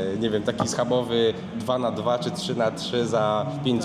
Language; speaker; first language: Polish; native; Polish